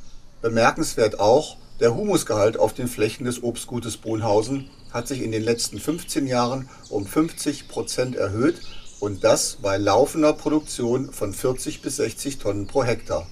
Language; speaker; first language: German; native; German